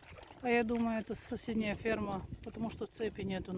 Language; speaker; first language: Russian; non-native, local second language; Latvian